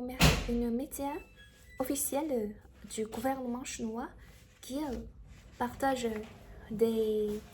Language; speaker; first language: French; non-native, learner; Chinese